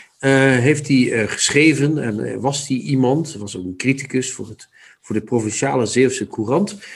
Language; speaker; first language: Dutch; native; Dutch